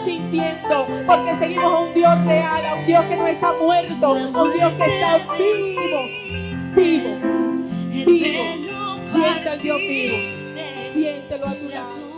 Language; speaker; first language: Spanish; native; Spanish